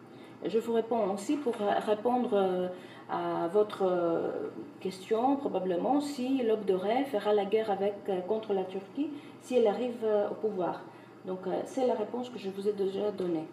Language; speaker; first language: French; non-native, fluent; Greek